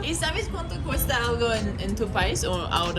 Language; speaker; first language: Spanish; non-native, learner; English